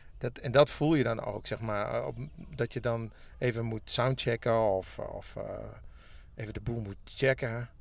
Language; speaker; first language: Dutch; non-native, local second language; Western Frisian